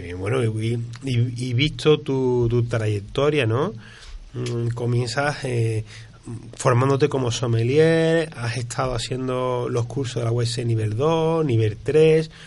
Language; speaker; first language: Spanish; native; Spanish